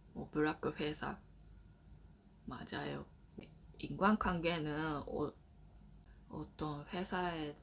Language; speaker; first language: Korean; non-native, learner; Japanese